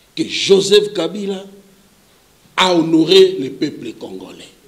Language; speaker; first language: French; non-native, local second language; Lingala